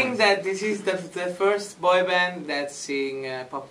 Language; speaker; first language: English; non-native, learner; Italian